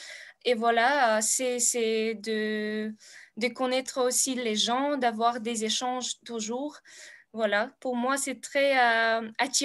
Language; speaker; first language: French; non-native, fluent; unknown